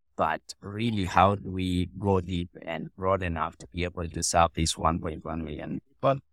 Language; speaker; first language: English; non-native, local second language; Luo (Kenya and Tanzania)